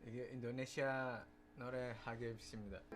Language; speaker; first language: Korean; non-native, learner; Indonesian